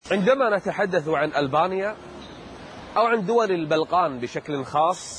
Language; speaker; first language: Arabic; native; Arabic